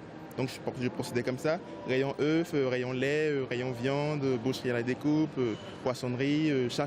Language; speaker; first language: French; native; French